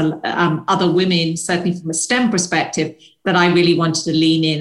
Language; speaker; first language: English; native; English